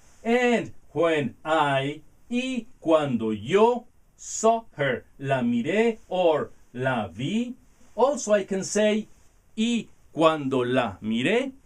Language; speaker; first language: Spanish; non-native, learner; English